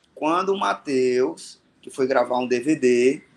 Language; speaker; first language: Portuguese; native; Portuguese